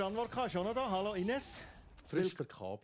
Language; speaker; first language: German; native; German